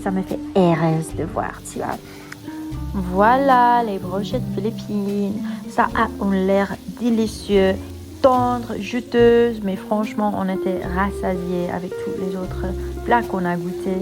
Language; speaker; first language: French; non-native, fluent; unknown